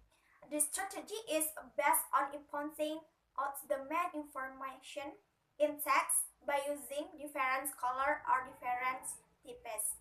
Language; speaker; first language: English; non-native, learner; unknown